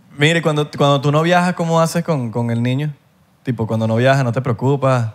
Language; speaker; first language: Spanish; native; Spanish